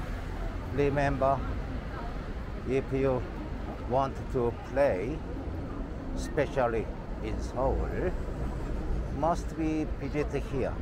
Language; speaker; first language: English; non-native, learner; Korean